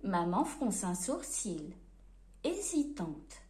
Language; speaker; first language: French; native; French